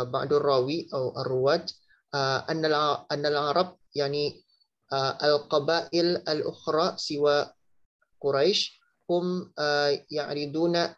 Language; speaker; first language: Arabic; non-native, learner; Malay